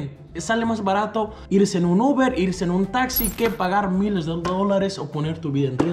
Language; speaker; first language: Spanish; native; Spanish